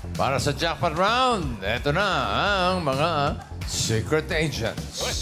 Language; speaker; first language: Filipino; native; Filipino